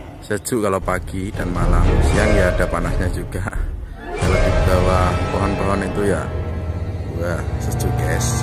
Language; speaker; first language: Indonesian; native; Indonesian